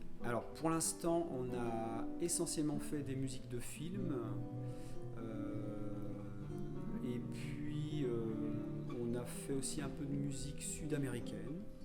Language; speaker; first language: French; native; French